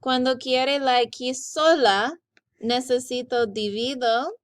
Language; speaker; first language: Spanish; non-native, learner; English